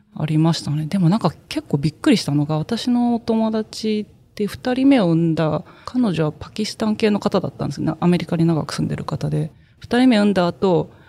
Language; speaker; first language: Japanese; native; Japanese